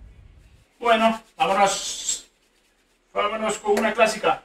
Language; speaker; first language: Spanish; native; Spanish